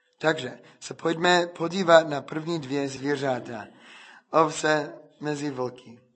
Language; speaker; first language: Czech; non-native, fluent; English